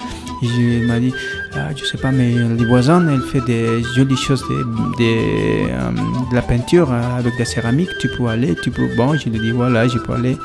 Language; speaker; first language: French; non-native, learner; Spanish